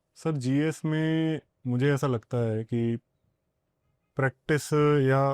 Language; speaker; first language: Hindi; non-native, local second language; Punjabi